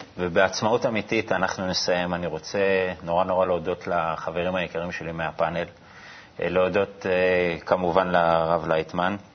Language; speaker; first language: Hebrew; native; Hebrew